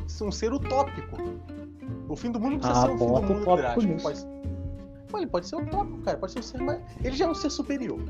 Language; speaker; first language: Portuguese; native; Portuguese